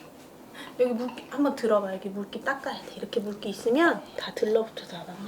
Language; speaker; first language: Korean; native; Korean